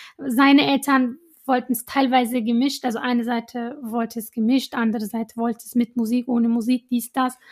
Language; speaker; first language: German; early bilingual, other home language; Arabic